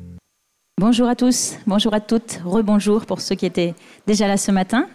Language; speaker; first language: French; native; French